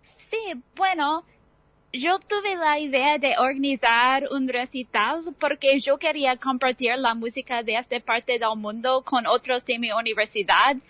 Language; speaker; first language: Spanish; non-native, fluent; English